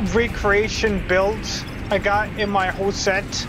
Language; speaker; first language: English; native; English